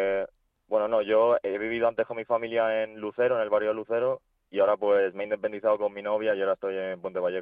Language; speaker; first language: Spanish; early bilingual, other home language; Ukrainian